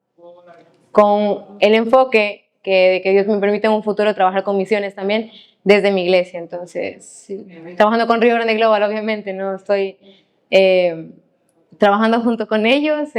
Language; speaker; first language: Spanish; native; Spanish